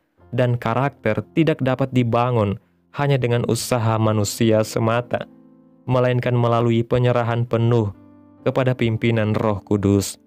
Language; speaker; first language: Indonesian; native; Indonesian